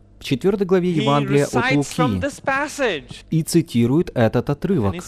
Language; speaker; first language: Russian; native; Russian